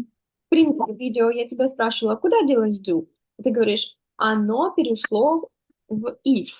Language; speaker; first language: Russian; native; Russian